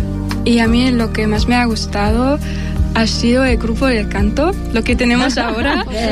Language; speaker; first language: Spanish; non-native, fluent; German